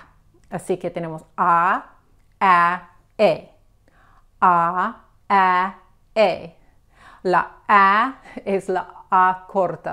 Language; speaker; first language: Spanish; non-native, fluent; English